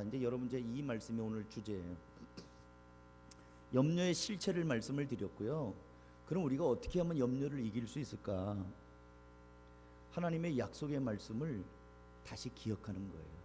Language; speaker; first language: Korean; native; Korean